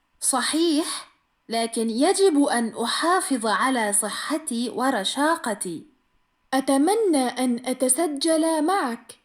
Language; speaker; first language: Arabic; non-native, fluent; Turkish